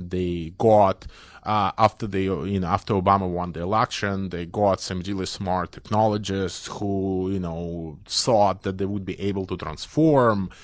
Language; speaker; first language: English; non-native, fluent; Belarusian